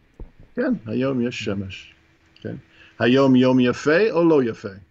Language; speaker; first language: Hebrew; non-native, fluent; English